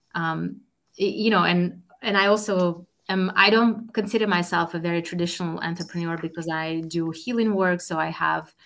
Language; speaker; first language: English; non-native, fluent; Russian